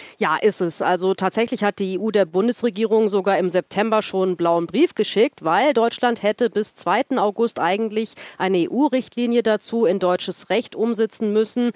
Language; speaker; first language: German; native; German